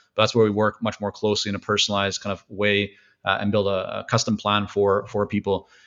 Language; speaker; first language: English; native; English